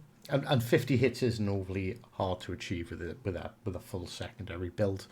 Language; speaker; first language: English; native; English